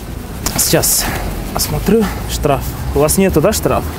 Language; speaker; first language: Russian; non-native, local second language; Kyrgyz